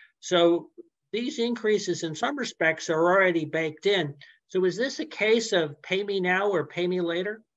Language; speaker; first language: English; native; English